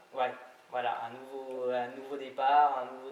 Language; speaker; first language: French; native; French